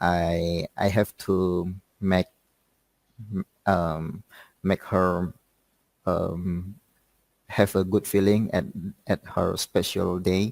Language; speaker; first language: English; non-native, learner; Indonesian